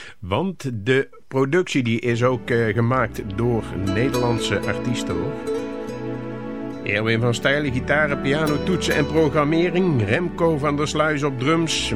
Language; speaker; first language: Dutch; native; Dutch